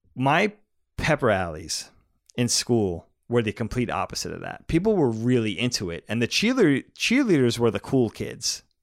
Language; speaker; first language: English; native; English